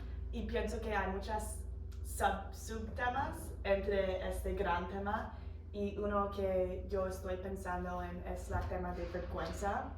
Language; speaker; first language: Spanish; non-native, fluent; English